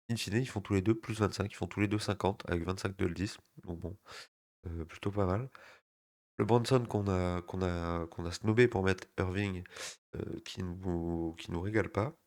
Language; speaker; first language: French; native; French